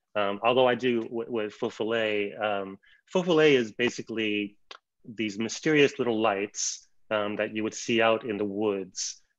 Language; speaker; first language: English; native; English